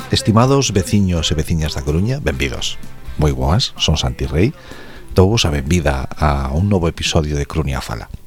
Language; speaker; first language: Galician; non-native, local second language; Spanish